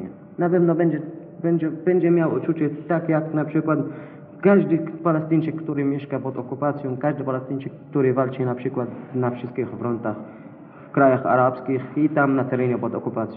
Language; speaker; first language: Polish; non-native, learner; Arabic